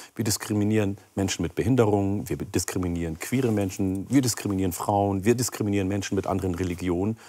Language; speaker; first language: German; early bilingual, other home language; Oromo